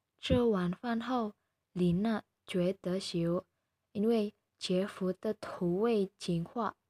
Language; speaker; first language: Chinese; non-native, learner; Indonesian